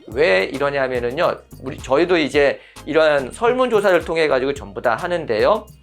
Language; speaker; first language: Korean; native; Korean